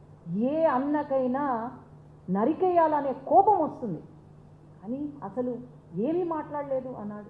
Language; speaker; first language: Telugu; native; Telugu